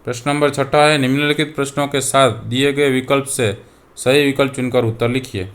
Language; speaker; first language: Hindi; non-native, local second language; Gujarati